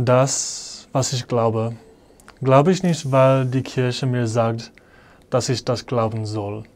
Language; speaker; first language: German; non-native, fluent; English